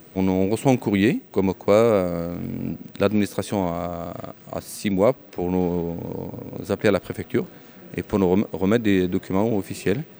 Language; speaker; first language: French; early bilingual, other home language; Kurdish